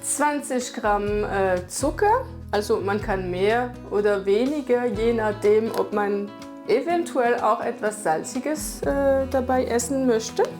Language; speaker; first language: German; non-native, fluent; French